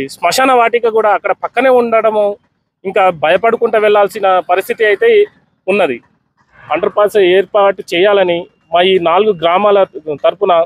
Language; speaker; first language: Telugu; non-native, local second language; Lambadi